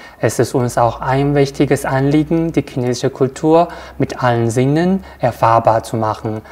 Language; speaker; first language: German; non-native, fluent; Chinese